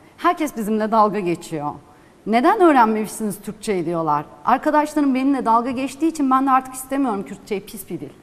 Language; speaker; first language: Turkish; non-native, local second language; Kurdish